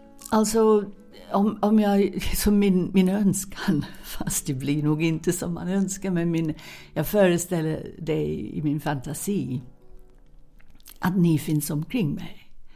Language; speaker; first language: Swedish; non-native, fluent; English